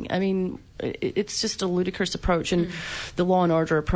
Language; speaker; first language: English; native; English